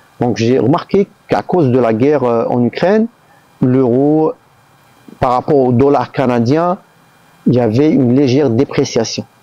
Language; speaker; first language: French; non-native, local second language; Arabic